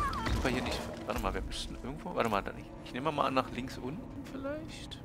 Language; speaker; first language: German; native; German